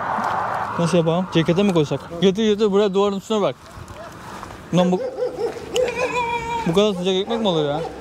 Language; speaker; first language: Turkish; native; Turkish